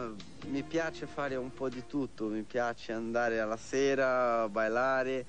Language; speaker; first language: Italian; non-native, fluent; Portuguese